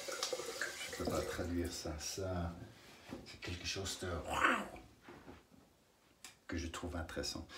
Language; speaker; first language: French; non-native, learner; English